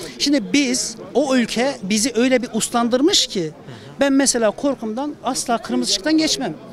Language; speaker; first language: Turkish; native; Turkish